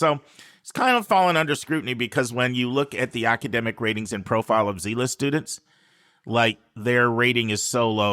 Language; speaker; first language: English; native; English